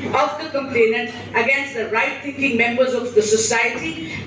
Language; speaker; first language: English; non-native, local second language; Hindi